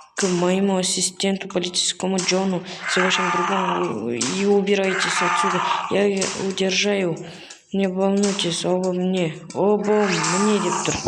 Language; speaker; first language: Russian; non-native, local second language; Kazakh